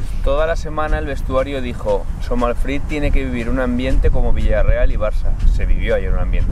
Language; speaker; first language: Spanish; native; Spanish